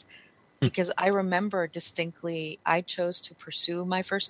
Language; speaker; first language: English; early bilingual, other home language; Spanish